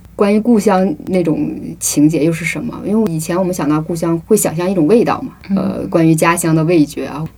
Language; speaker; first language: Chinese; native; Chinese